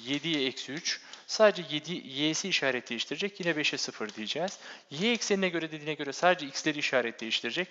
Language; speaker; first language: Turkish; native; Turkish